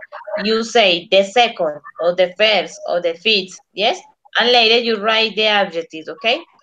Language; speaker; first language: English; non-native, learner; Spanish